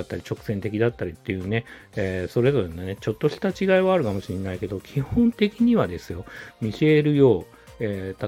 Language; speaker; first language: Japanese; native; Japanese